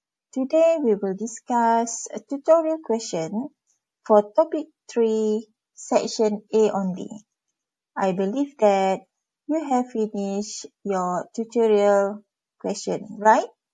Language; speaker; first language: English; non-native, local second language; Malay